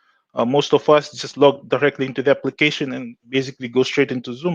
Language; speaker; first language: English; non-native, local second language; Fijian